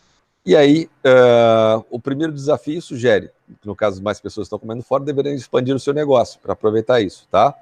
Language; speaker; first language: Portuguese; native; Portuguese